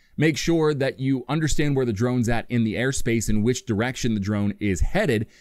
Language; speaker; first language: English; native; English